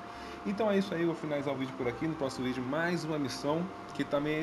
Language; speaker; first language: Portuguese; native; Portuguese